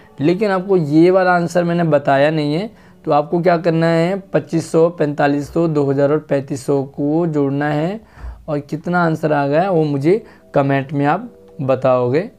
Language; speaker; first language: Hindi; native; Hindi